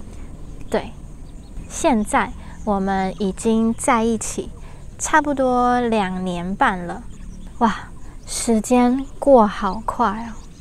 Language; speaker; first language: Chinese; non-native, learner; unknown